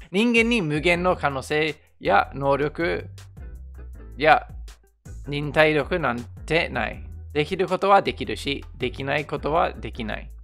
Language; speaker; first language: Japanese; non-native, fluent; English